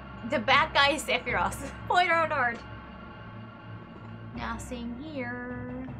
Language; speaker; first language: English; non-native, fluent; Japanese